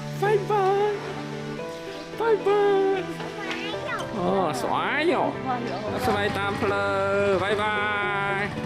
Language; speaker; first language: Korean; native; Korean